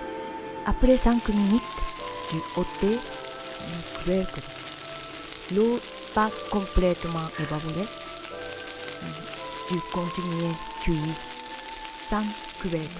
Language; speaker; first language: French; non-native, learner; Japanese